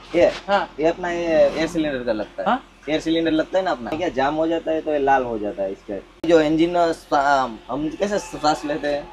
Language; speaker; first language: Hindi; non-native, local second language; Gujarati